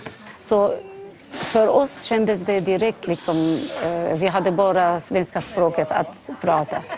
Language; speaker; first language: Swedish; non-native, fluent; Arabic